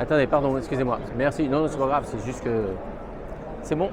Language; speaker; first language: French; native; French